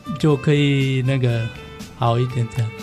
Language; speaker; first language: Chinese; non-native, learner; Balinese